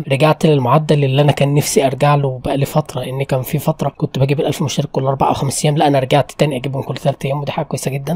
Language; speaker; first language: Arabic; native; Arabic